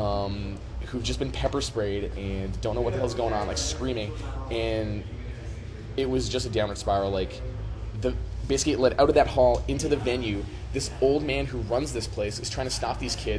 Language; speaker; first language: English; native; English